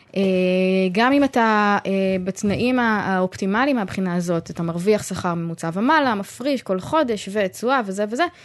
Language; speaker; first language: Hebrew; native; Hebrew